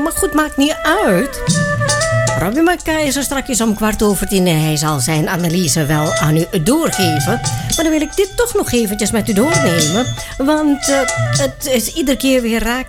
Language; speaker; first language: Dutch; native; Dutch